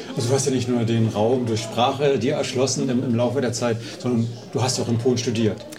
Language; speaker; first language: German; native; German